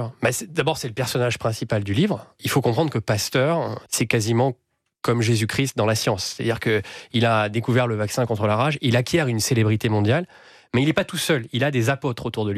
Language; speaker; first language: French; native; French